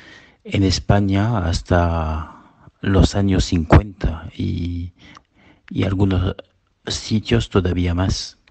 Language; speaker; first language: Spanish; early bilingual, heritage; Spanish